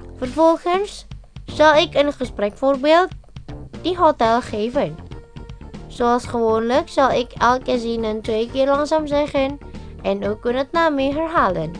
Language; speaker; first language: Dutch; non-native, learner; Indonesian